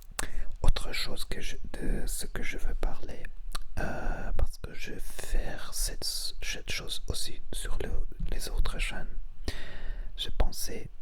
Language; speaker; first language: French; non-native, learner; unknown